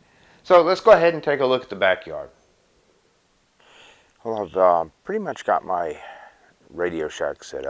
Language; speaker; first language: English; native; English